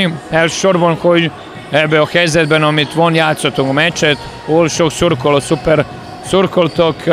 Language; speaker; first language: Hungarian; non-native, learner; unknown